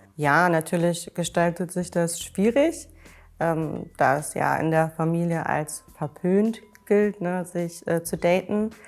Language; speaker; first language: German; early bilingual, other home language; Turkish